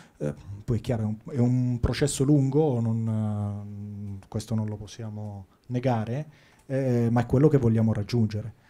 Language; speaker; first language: Italian; native; Italian